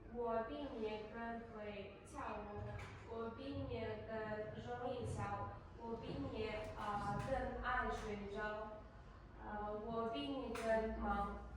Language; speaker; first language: Chinese; non-native, learner; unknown